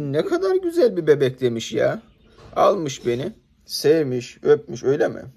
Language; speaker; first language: Turkish; native; Turkish